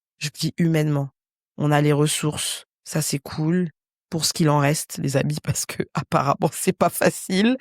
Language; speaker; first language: French; native; French